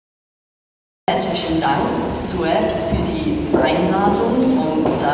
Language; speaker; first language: German; non-native, fluent; English